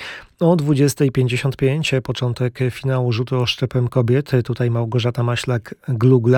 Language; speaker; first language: Polish; native; Polish